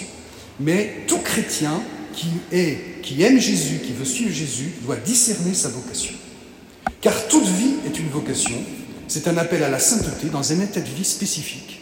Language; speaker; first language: French; native; French